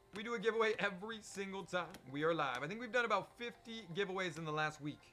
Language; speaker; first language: English; native; English